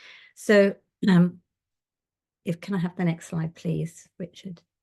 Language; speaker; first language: English; native; English